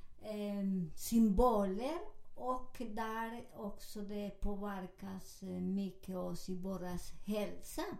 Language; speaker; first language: Swedish; non-native, learner; Spanish